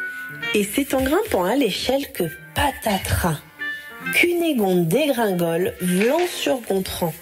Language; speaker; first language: French; native; French